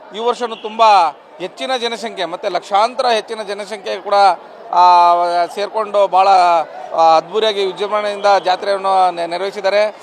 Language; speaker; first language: Kannada; non-native, local second language; Lambadi